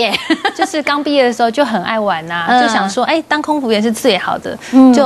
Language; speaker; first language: Chinese; native; Chinese